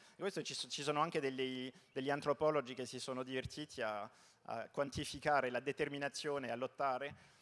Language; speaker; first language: Italian; early bilingual, heritage; Italian